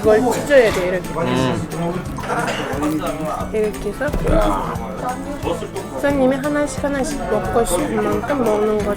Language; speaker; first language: Korean; non-native, fluent; Uzbek